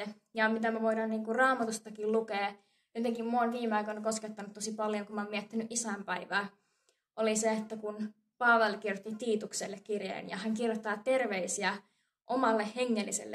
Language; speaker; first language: Finnish; native; Finnish